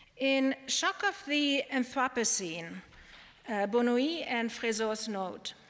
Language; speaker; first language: English; non-native, fluent; German